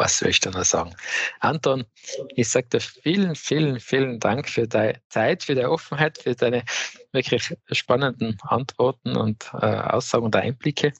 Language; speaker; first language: German; native; German